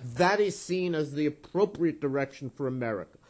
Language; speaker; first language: English; native; English